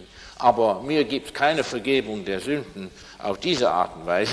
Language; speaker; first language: German; non-native, fluent; English